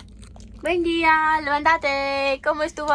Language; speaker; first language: Spanish; non-native, learner; Ukrainian